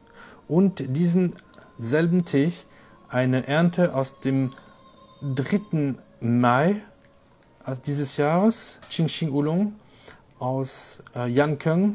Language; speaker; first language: German; non-native, local second language; French